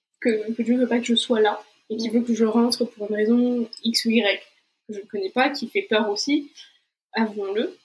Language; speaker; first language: French; non-native, fluent; Portuguese